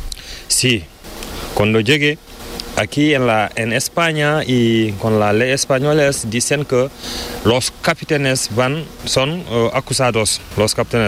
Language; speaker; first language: Spanish; non-native, learner; Fula